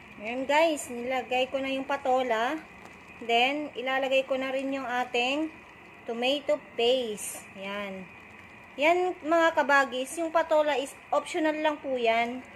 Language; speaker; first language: Filipino; non-native, local second language; Iloko